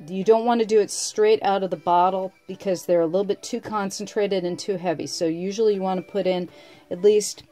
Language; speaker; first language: English; native; English